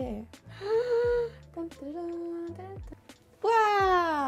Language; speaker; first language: Japanese; non-native, learner; English